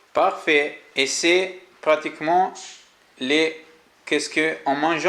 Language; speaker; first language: French; non-native, learner; Italian